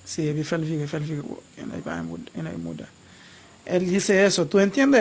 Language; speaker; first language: Spanish; non-native, learner; Haitian Creole